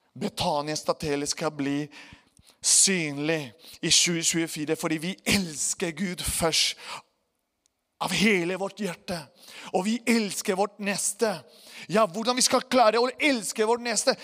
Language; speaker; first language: Norwegian; non-native, fluent; Spanish